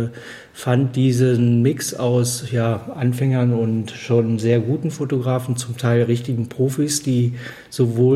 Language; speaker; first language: German; native; German